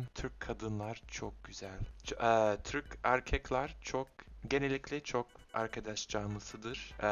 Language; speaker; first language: Turkish; non-native, learner; English